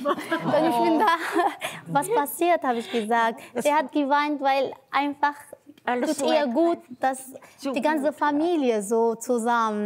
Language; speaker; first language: German; non-native, learner; Arabic